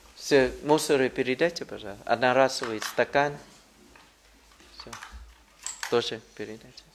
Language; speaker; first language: Russian; non-native, learner; Thai